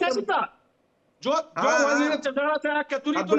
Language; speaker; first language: Hindi; non-native, fluent; Pashto